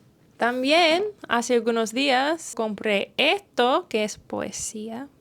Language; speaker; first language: Spanish; early bilingual, heritage; English